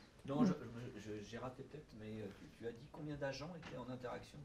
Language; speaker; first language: French; native; French